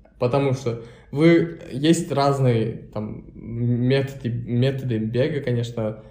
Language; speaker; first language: Russian; non-native, local second language; Uzbek